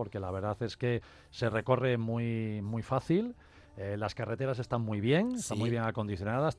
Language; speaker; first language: Spanish; native; Spanish